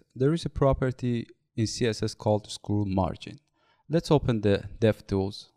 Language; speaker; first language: English; non-native, fluent; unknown